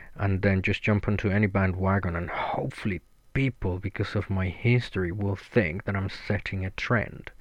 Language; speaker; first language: English; non-native, fluent; Spanish